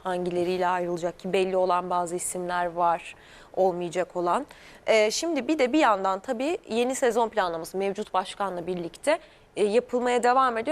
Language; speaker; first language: Turkish; native; Turkish